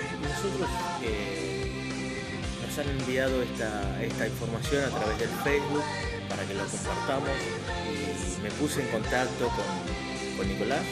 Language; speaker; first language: Spanish; native; Spanish